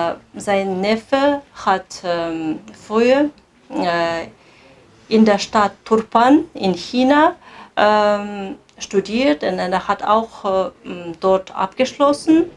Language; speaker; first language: German; non-native, fluent; Kazakh